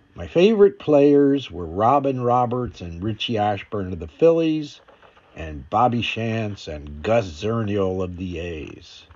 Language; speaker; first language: English; native; English